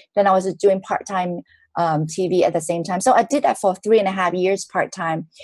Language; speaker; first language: English; non-native, local second language; Cantonese